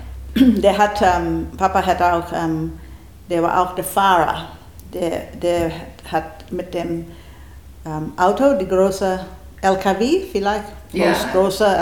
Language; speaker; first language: German; early bilingual, heritage; German